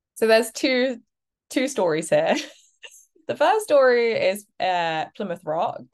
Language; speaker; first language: English; native; English